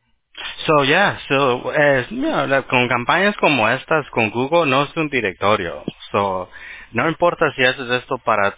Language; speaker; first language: Spanish; early bilingual, heritage; Spanish